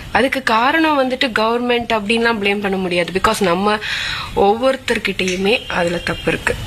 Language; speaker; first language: Tamil; non-native, local second language; Malayalam